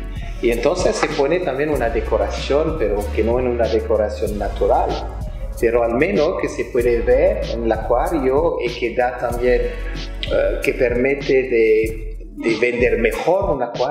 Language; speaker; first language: Spanish; non-native, fluent; French